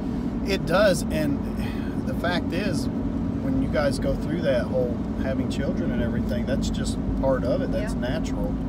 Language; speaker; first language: English; native; English